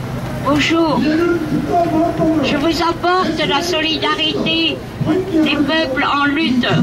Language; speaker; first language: French; non-native, fluent; Vietnamese